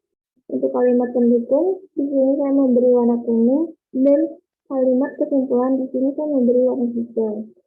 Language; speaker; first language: Indonesian; native; Indonesian